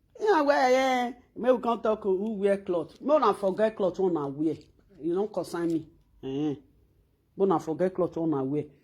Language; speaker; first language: Nigerian Pidgin; non-native, local second language; Bini